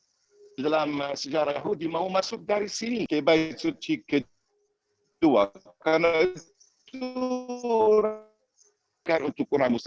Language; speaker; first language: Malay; non-native, fluent; Arabic